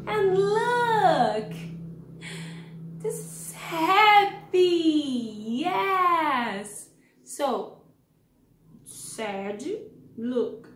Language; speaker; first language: English; non-native, learner; Portuguese